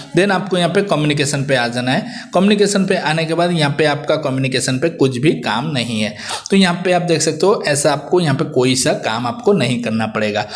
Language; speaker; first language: Hindi; native; Hindi